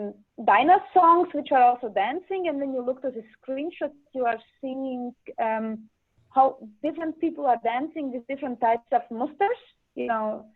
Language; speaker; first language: English; non-native, learner; Latvian